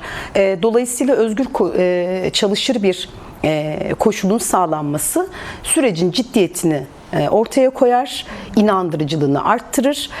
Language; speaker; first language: Turkish; native; Turkish